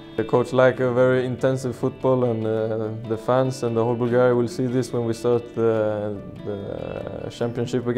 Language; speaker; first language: English; non-native, fluent; Swedish